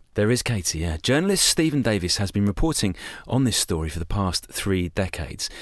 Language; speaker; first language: English; native; English